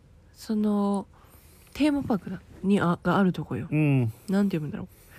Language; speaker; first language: Japanese; native; Japanese